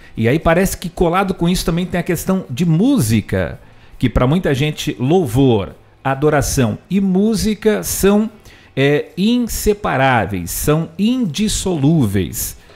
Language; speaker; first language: Portuguese; native; Portuguese